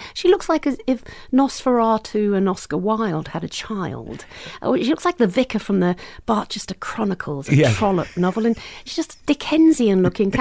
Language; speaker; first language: English; native; English